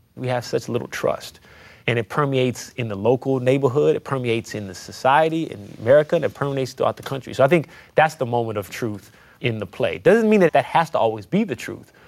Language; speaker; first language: English; native; English